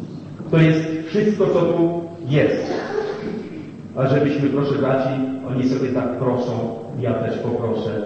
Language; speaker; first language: Polish; native; Polish